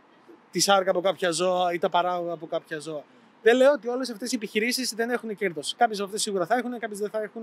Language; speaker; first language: Greek; native; Greek